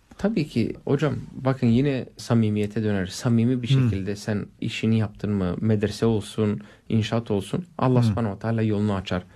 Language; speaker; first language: Turkish; non-native, fluent; English